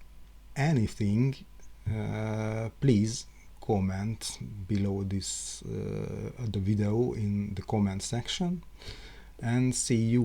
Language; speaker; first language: English; non-native, learner; Hungarian